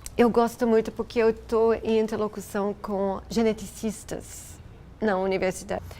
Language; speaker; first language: Portuguese; non-native, fluent; English